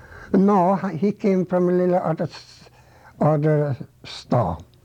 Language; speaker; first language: English; non-native, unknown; Swedish